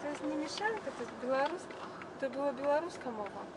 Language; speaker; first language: Polish; non-native, fluent; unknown